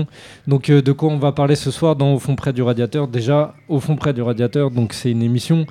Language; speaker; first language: French; native; French